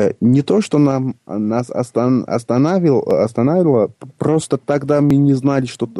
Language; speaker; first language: Russian; non-native, local second language; Armenian